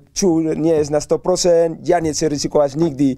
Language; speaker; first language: Polish; non-native, learner; Spanish